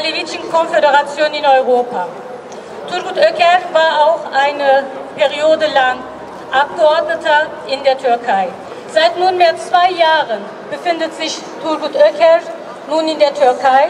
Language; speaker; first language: German; early bilingual, other home language; Turkish